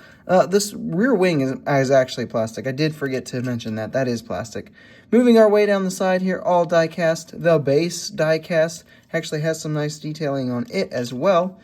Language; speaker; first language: English; native; English